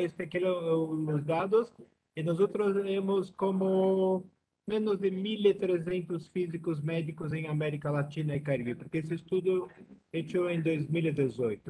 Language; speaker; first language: Spanish; non-native, learner; Portuguese